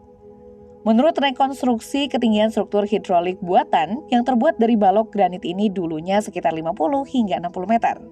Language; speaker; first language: Indonesian; native; Indonesian